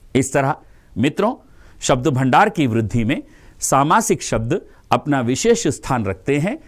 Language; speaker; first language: Hindi; non-native, local second language; Telugu